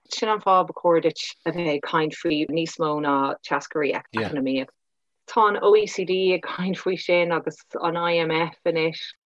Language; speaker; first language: Irish; non-native, local second language; English